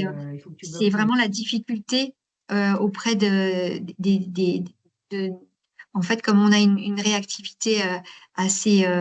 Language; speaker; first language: French; native; French